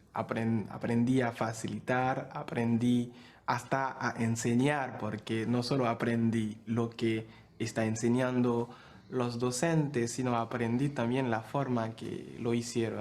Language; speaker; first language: Spanish; non-native, fluent; Haitian Creole